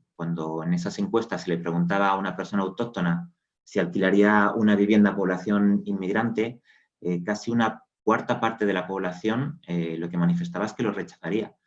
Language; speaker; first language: Spanish; native; Spanish